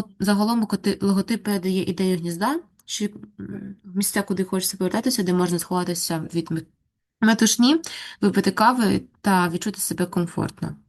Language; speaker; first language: Ukrainian; native; Ukrainian